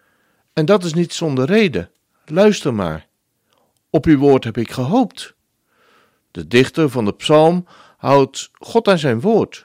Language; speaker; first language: Dutch; native; Dutch